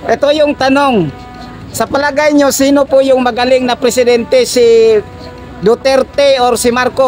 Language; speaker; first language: Filipino; non-native, local second language; Cebuano